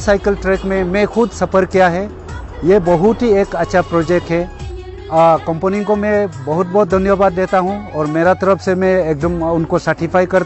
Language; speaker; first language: Hindi; non-native, local second language; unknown